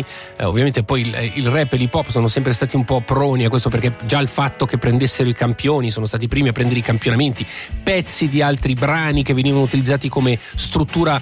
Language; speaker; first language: Italian; native; Italian